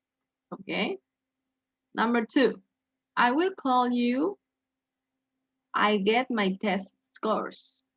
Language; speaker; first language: English; non-native, fluent; Spanish